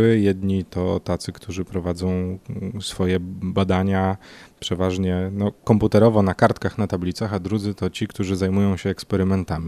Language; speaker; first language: Polish; native; Polish